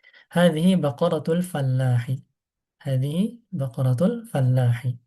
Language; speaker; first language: Arabic; non-native, fluent; Indonesian